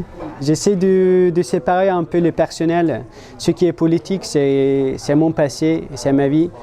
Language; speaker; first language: French; non-native, fluent; Turkish